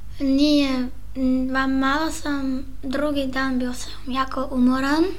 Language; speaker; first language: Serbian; early bilingual, heritage; Serbian